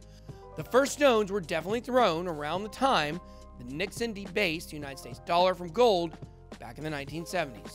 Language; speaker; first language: English; native; English